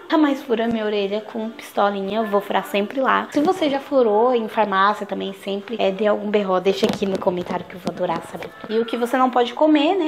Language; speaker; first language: Portuguese; native; Portuguese